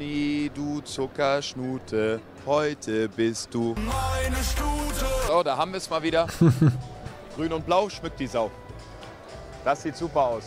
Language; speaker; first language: German; native; German